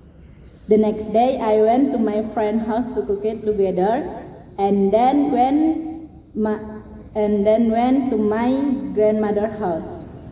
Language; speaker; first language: English; non-native, learner; Indonesian